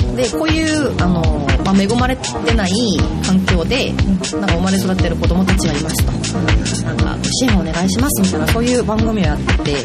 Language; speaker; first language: Japanese; non-native, fluent; Korean